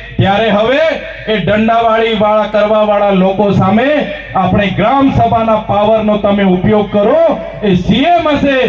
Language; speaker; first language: Gujarati; non-native, local second language; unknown